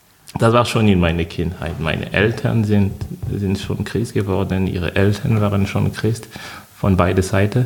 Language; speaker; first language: German; non-native, fluent; French